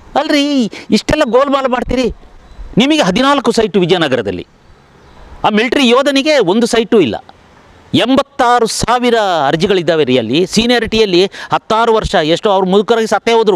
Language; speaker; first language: Kannada; non-native, local second language; Kodava